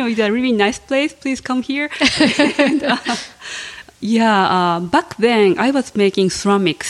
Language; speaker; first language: English; non-native, fluent; Japanese